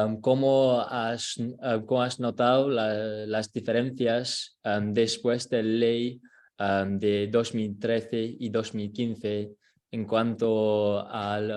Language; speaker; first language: Spanish; non-native, learner; English